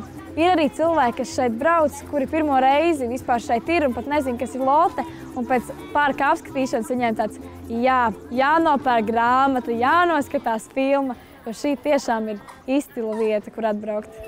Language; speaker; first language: Latvian; native; Latvian